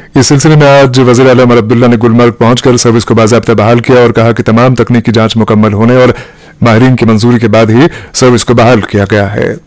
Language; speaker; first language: Urdu; non-native, local second language; Kashmiri